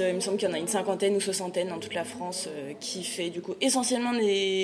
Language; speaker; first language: French; native; French